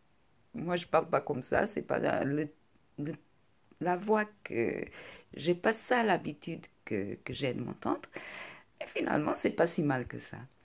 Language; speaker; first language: French; non-native, fluent; Portuguese